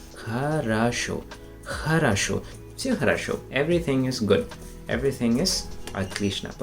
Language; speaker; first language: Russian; non-native, learner; Hindi